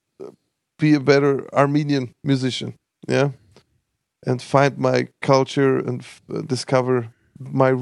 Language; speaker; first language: English; non-native, fluent; Armenian